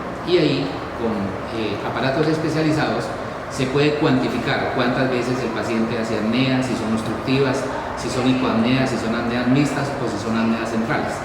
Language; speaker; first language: Spanish; native; Spanish